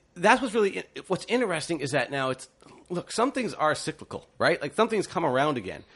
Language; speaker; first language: English; native; English